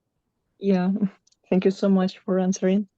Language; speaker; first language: English; non-native, learner; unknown